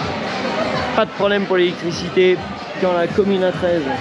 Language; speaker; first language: French; native; French